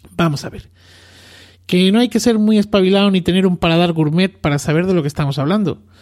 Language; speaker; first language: Spanish; native; Spanish